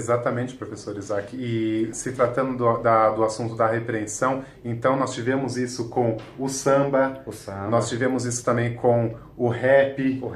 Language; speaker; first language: Portuguese; native; Portuguese